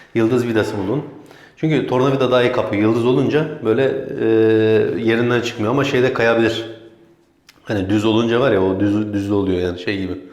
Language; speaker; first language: Turkish; native; Turkish